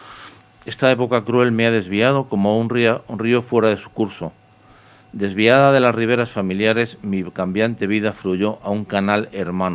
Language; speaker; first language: Spanish; native; Spanish